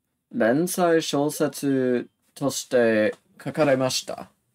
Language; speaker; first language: Japanese; non-native, learner; English